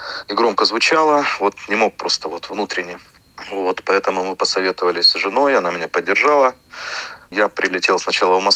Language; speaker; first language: Russian; native; Russian